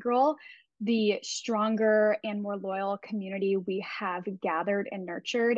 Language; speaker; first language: English; native; English